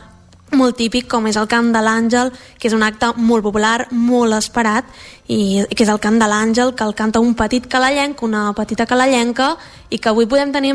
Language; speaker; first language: Catalan; native; Catalan